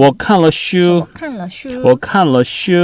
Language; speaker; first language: Chinese; non-native, learner; Korean